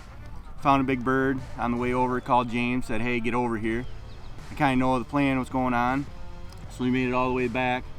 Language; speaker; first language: English; native; English